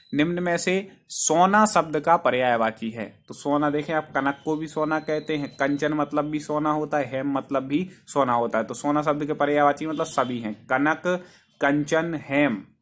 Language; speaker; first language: Hindi; native; Hindi